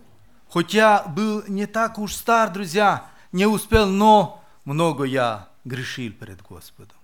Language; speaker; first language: Russian; non-native, local second language; Romany